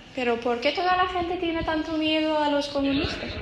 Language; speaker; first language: Spanish; non-native, fluent; Persian